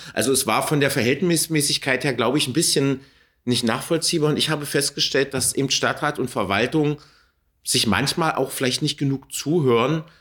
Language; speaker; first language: German; native; German